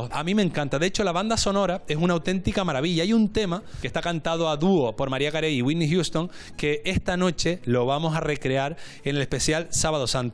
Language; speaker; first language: Spanish; native; Spanish